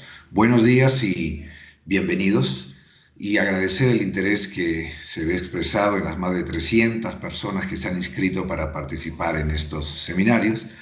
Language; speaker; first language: Spanish; native; Spanish